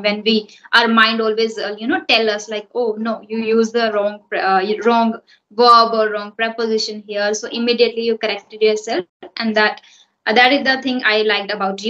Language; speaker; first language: English; non-native, fluent; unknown